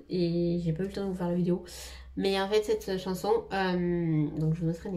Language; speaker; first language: French; native; French